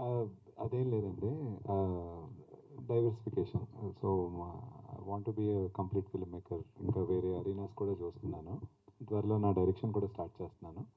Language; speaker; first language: Telugu; native; Telugu